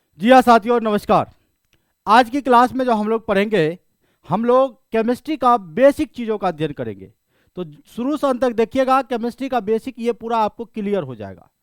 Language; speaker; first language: Hindi; native; Hindi